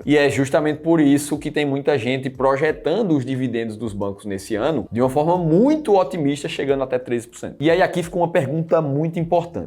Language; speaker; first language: Portuguese; native; Portuguese